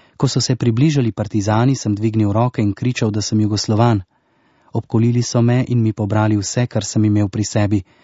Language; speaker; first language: Slovenian; native; Slovenian